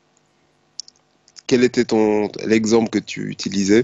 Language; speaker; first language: French; native; French